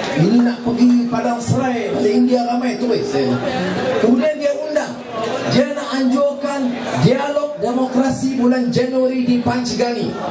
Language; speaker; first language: Malay; native; Malay